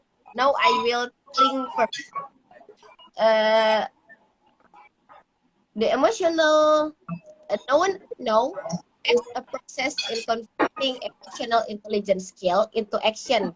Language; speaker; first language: English; non-native, learner; Indonesian